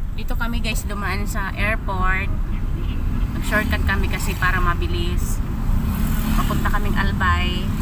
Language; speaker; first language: Filipino; non-native, local second language; Bikol